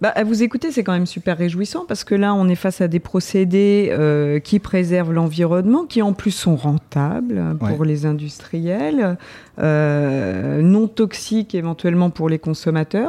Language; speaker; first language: French; native; French